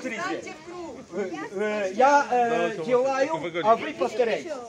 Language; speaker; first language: Russian; non-native, learner; Polish